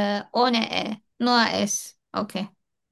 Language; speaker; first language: German; non-native, learner; Turkish